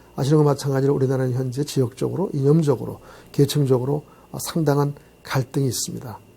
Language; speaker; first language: Korean; native; Korean